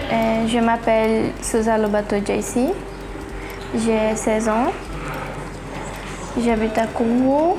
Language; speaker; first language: French; non-native, learner; Portuguese